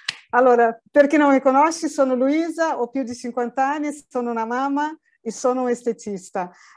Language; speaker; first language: Italian; non-native, fluent; Portuguese